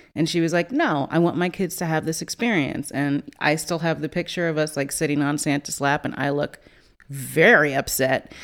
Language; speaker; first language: English; native; English